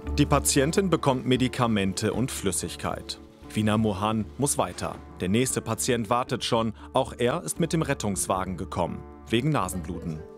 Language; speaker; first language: German; native; German